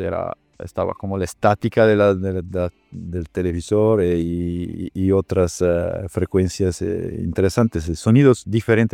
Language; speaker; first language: Spanish; non-native, fluent; Italian